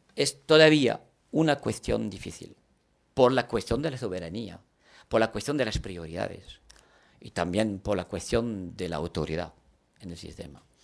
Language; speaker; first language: Spanish; early bilingual, heritage; French